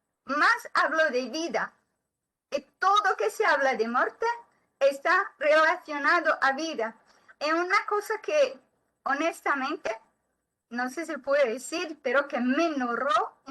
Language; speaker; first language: Spanish; non-native, learner; Portuguese